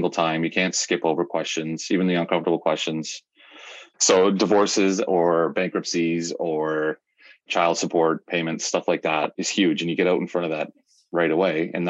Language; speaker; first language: English; native; English